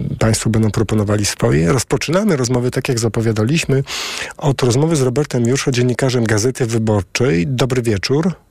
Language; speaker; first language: Polish; native; Polish